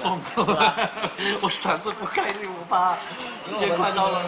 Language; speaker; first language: Chinese; non-native, learner; English